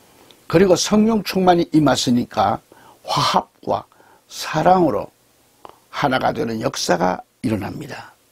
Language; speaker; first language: Korean; native; Korean